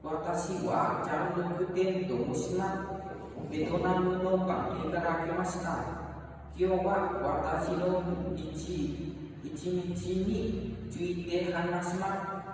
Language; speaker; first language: Japanese; non-native, learner; Vietnamese